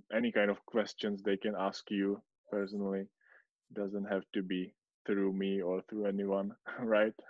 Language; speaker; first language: English; non-native, fluent; Czech